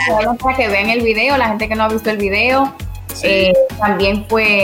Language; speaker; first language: Spanish; native; Spanish